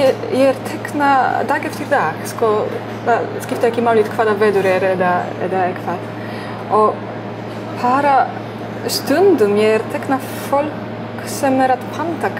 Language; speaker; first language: Icelandic; non-native, learner; Polish